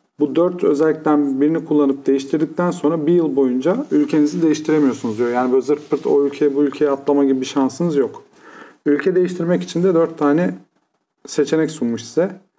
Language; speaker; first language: Turkish; native; Turkish